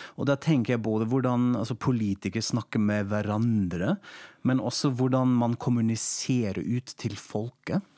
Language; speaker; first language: Norwegian; non-native, fluent; German